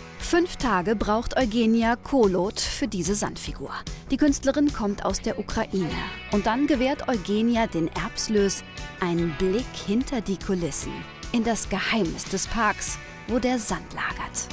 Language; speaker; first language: German; native; German